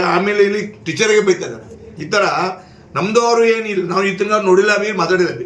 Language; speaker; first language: Kannada; non-native, local second language; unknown